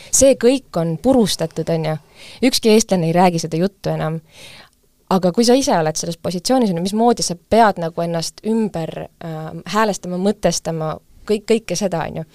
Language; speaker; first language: Estonian; native; Estonian